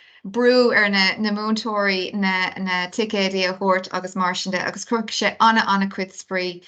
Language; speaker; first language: Irish; non-native, local second language; English